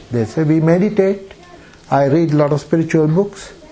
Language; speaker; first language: English; non-native, local second language; Sinhala